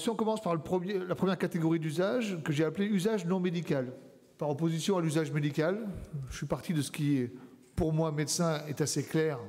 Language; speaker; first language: French; native; French